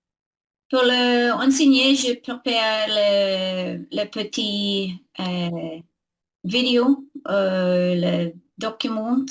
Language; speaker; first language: French; non-native, learner; English